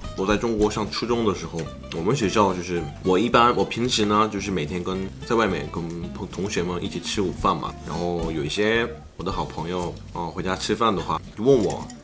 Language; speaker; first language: Chinese; non-native, fluent; Korean